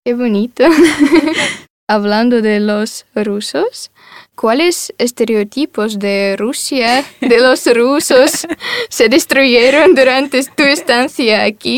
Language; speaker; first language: Spanish; non-native, fluent; Russian